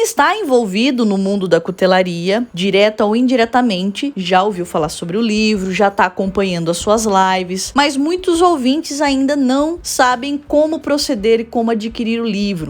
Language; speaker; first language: Portuguese; native; Portuguese